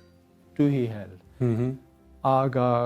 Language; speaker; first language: Estonian; non-native, learner; Armenian